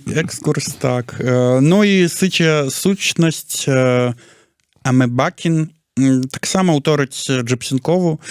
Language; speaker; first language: Belarusian; native; Belarusian